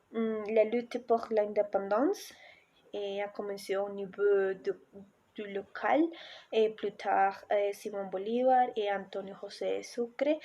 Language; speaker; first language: French; non-native, learner; Spanish